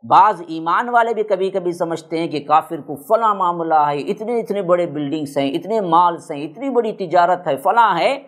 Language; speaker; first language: Urdu; native; Urdu